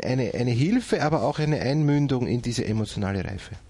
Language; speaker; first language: German; native; German